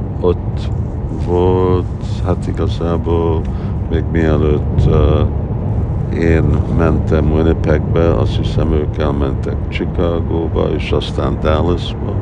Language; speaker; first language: Hungarian; early bilingual, heritage; Hungarian